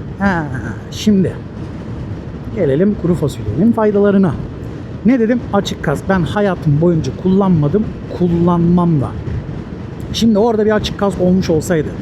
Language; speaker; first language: Turkish; native; Turkish